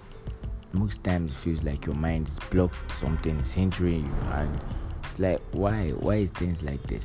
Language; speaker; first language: English; non-native, local second language; Yoruba